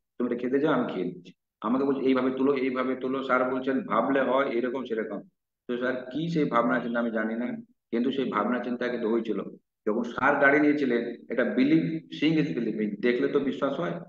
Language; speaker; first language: Bangla; non-native, local second language; Odia